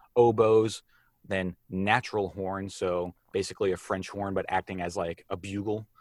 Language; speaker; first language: English; native; English